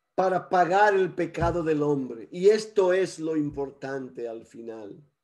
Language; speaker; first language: Spanish; early bilingual, heritage; Spanish